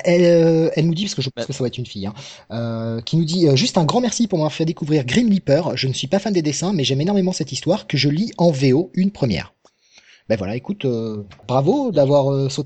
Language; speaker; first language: French; native; French